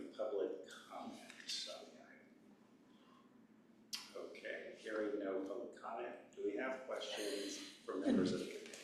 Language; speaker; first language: English; native; English